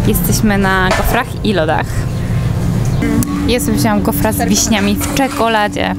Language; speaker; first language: Polish; native; Polish